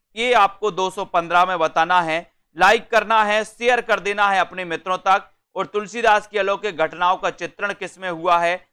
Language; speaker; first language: Hindi; native; Hindi